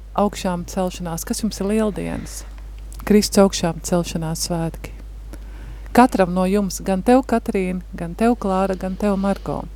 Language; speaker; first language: Latvian; native; Latvian